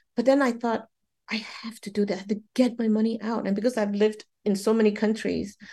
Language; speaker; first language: English; non-native, local second language; Cantonese